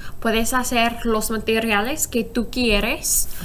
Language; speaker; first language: Spanish; non-native, learner; English